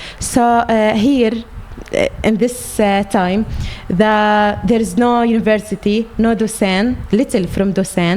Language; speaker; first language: English; non-native, learner; Arabic